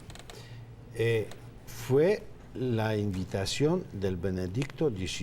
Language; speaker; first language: Spanish; non-native, fluent; Polish